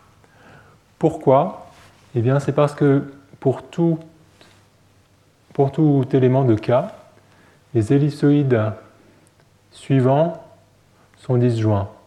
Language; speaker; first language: French; native; French